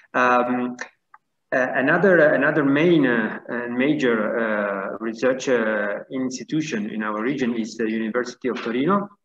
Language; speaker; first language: English; non-native, fluent; Italian